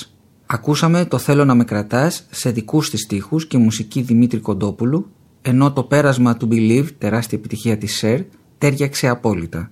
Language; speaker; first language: Greek; native; Greek